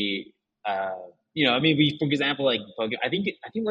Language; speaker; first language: English; early bilingual, other home language; Japanese